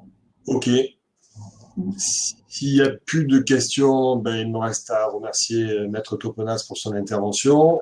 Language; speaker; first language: French; native; French